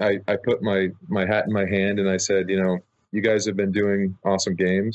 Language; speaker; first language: English; native; English